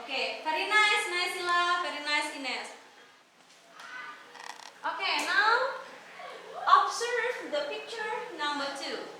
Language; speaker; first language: English; non-native, fluent; Indonesian